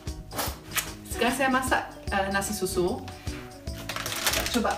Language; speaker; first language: Indonesian; non-native, fluent; German